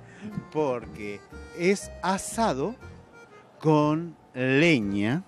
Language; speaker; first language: Portuguese; non-native, learner; Spanish